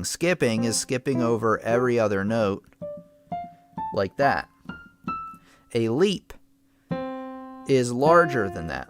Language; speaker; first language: English; native; English